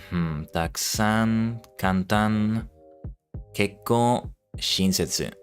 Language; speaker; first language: Japanese; non-native, learner; English